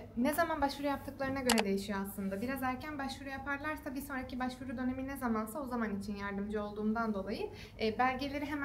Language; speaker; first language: Turkish; native; Turkish